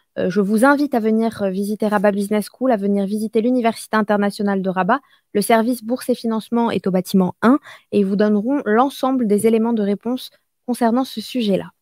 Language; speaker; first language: French; non-native, local second language; Arabic